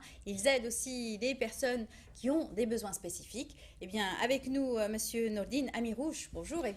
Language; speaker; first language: French; native; French